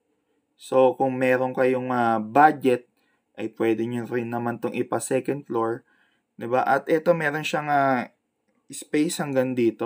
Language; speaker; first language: Filipino; native; Filipino